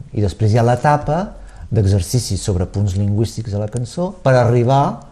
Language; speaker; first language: Catalan; native; Catalan